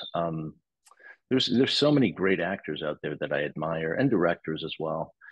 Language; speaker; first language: English; native; English